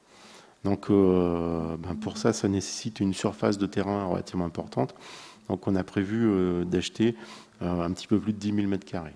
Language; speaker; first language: French; native; French